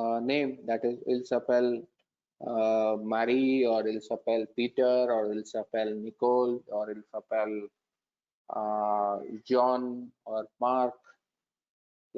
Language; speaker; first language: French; non-native, learner; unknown